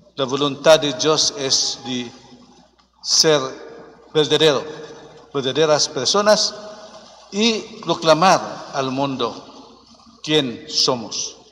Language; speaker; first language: Spanish; non-native, fluent; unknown